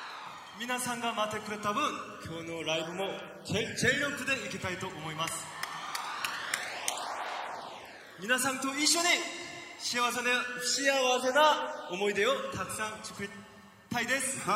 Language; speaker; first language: Japanese; non-native, learner; Korean